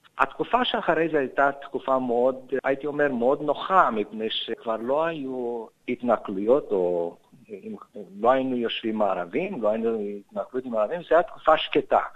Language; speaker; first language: Hebrew; non-native, fluent; Romanian